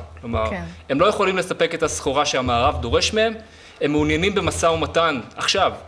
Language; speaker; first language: Hebrew; native; Hebrew